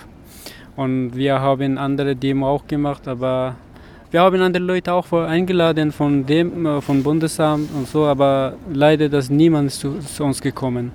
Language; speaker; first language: German; non-native, learner; Persian